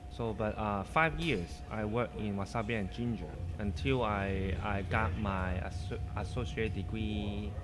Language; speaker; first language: English; non-native, local second language; Cantonese